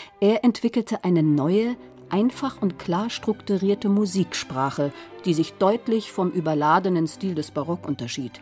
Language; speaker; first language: German; native; German